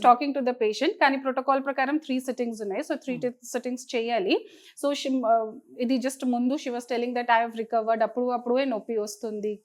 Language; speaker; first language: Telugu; non-native, fluent; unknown